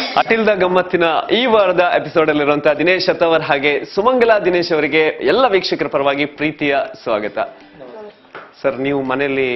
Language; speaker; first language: Kannada; native; Kannada